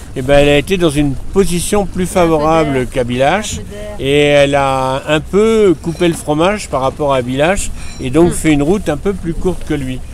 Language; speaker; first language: French; native; French